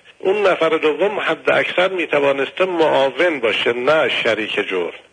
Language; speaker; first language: Persian; native; Persian